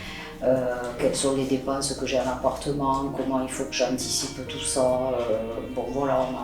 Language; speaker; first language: French; native; French